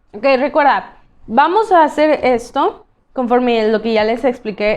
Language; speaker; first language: Spanish; native; Spanish